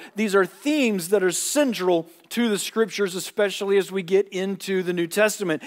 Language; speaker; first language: English; native; English